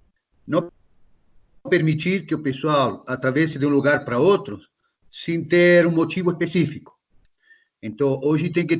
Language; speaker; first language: Portuguese; non-native, fluent; Spanish